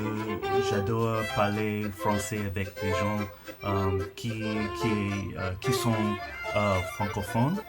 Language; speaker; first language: French; non-native, learner; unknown